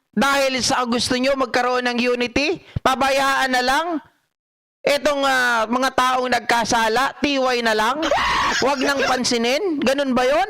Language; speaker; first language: Filipino; non-native, local second language; Iloko